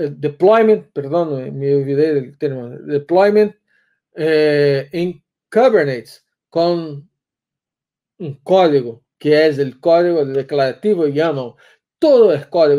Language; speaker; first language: Spanish; non-native, learner; Portuguese